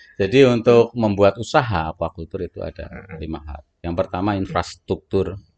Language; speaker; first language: Indonesian; non-native, local second language; Javanese